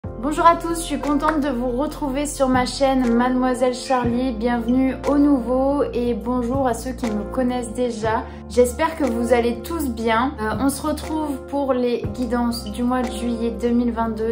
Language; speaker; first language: French; native; French